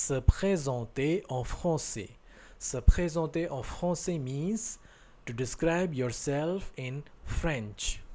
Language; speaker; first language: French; non-native, fluent; Hindi